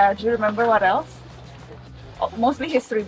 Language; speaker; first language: English; non-native, fluent; Indonesian